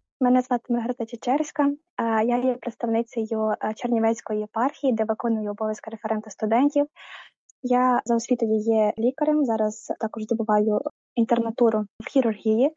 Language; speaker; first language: Ukrainian; native; Ukrainian